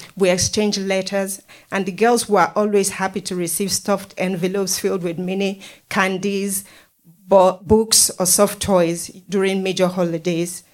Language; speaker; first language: English; non-native, local second language; Yoruba